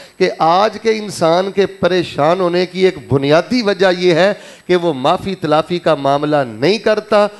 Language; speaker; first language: Urdu; non-native, local second language; Punjabi